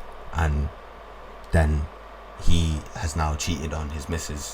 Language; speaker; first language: English; native; English